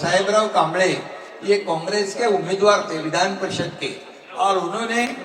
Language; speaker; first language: Hindi; non-native, local second language; Marathi